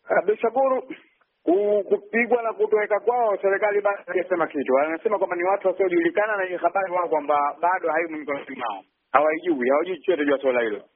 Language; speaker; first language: Swahili; native; Swahili